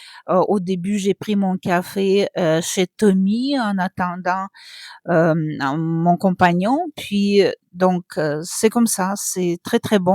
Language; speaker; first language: French; non-native, fluent; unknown